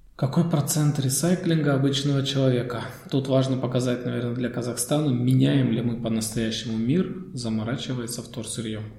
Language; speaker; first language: Russian; native; Russian